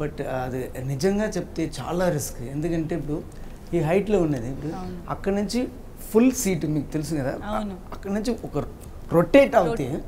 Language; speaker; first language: Telugu; non-native, learner; Tamil